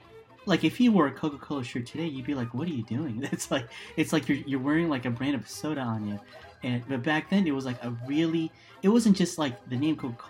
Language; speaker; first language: English; native; English